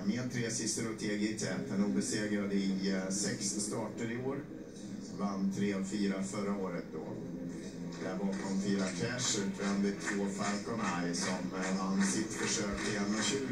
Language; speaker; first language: Swedish; native; Swedish